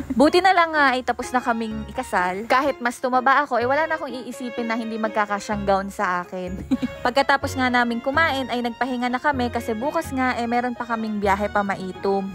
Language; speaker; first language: Filipino; native; Filipino